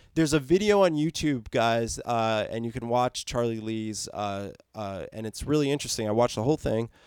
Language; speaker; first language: English; native; English